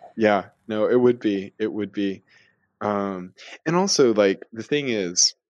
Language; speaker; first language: English; native; English